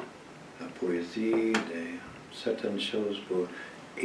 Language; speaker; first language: French; non-native, learner; English